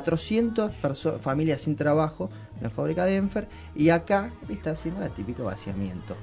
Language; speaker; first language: Spanish; native; Spanish